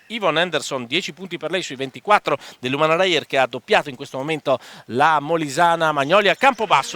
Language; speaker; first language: Italian; native; Italian